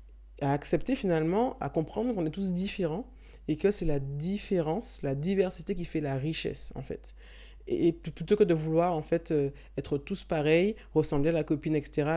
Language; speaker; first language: French; native; French